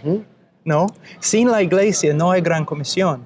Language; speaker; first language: Spanish; non-native, fluent; English